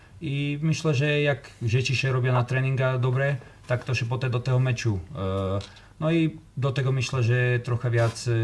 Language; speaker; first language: Polish; non-native, learner; Slovak